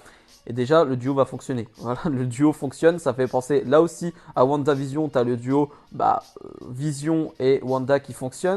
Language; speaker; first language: French; native; French